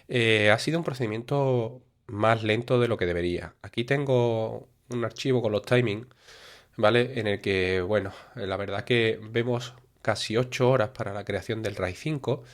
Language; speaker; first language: Spanish; native; Spanish